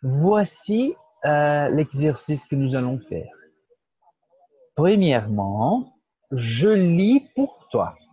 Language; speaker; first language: French; non-native, fluent; Portuguese